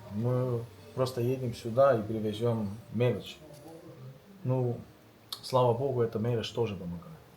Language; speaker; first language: Russian; non-native, learner; Estonian